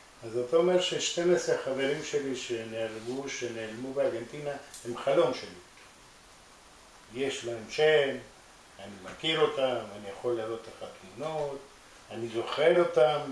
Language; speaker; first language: Hebrew; non-native, fluent; Spanish